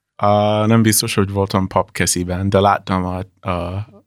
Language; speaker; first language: Hungarian; non-native, fluent; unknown